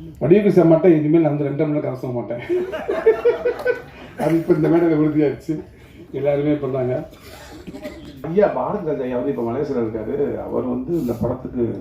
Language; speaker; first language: Tamil; native; Tamil